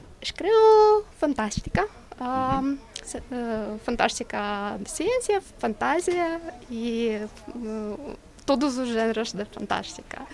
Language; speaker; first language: Portuguese; non-native, learner; Ukrainian